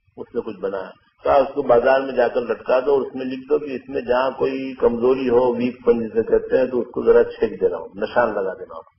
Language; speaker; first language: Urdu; native; Urdu